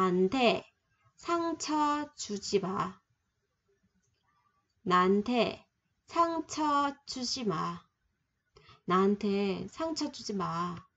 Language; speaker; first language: Korean; non-native, fluent; Vietnamese